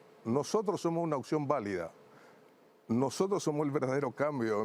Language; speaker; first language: Spanish; native; Spanish